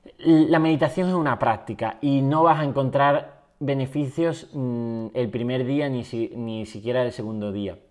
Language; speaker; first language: Spanish; native; Spanish